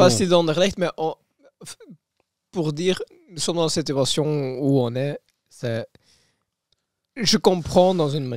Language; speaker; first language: French; non-native, local second language; Dutch